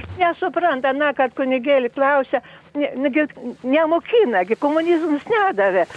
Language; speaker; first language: Lithuanian; native; Lithuanian